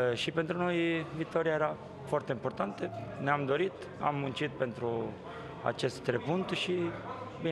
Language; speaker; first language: Romanian; non-native, fluent; Italian